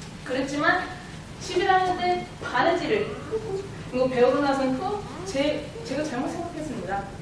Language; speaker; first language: Korean; early bilingual, heritage; Korean